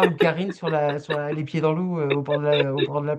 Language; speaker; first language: French; native; French